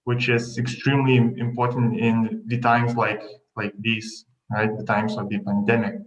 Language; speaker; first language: English; non-native, fluent; Lithuanian